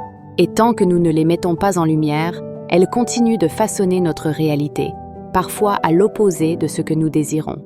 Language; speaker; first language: French; native; French